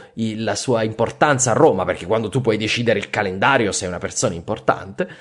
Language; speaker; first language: Italian; native; Italian